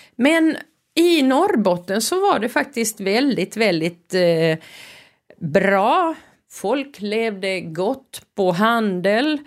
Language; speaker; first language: Swedish; non-native, local second language; Finnish